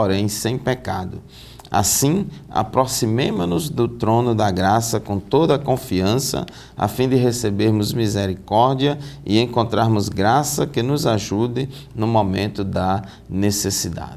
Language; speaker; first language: Portuguese; native; Portuguese